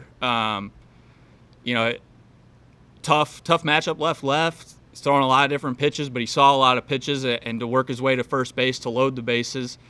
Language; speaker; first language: English; native; English